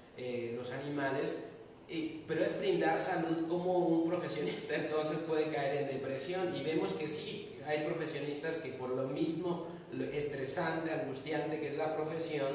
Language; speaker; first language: Spanish; native; Spanish